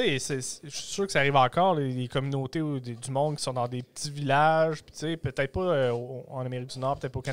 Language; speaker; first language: French; native; French